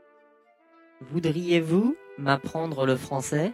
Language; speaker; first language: French; non-native, learner; Japanese